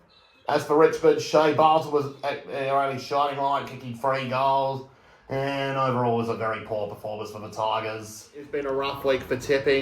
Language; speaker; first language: English; native; English